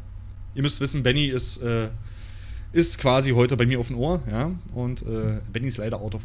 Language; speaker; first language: German; native; German